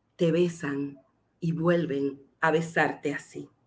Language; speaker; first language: Spanish; native; Spanish